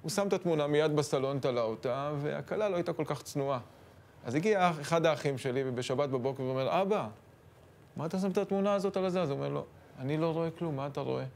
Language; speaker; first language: Hebrew; native; Hebrew